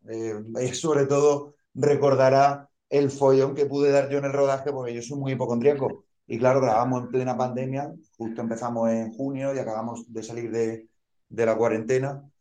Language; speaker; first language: Spanish; native; Spanish